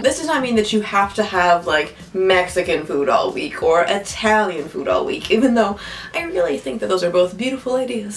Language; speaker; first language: English; native; English